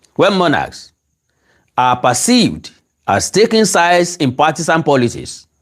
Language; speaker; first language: English; non-native, local second language; Yoruba